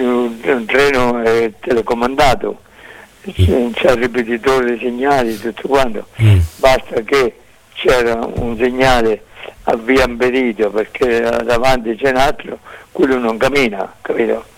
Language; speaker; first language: Italian; native; Italian